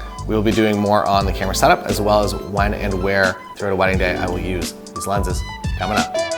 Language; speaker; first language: English; native; English